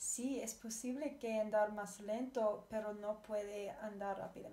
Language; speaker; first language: Spanish; non-native, learner; English